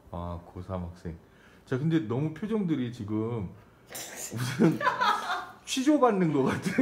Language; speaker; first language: Korean; native; Korean